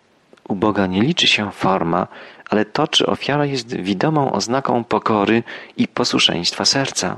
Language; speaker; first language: Polish; native; Polish